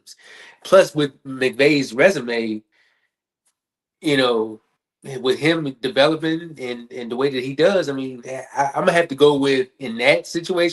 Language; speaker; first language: English; native; English